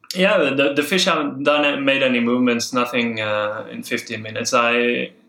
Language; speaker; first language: English; non-native, fluent; Norwegian